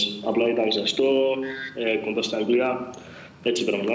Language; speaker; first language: Greek; early bilingual, other home language; English